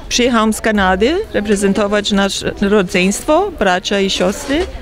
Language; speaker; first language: Polish; early bilingual, heritage; Polish